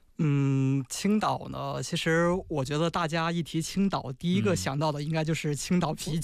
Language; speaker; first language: Chinese; native; Chinese